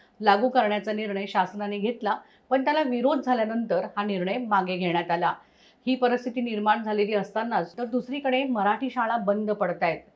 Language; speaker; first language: Marathi; native; Marathi